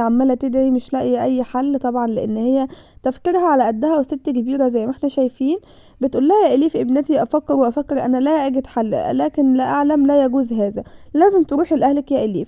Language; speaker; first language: Arabic; native; Arabic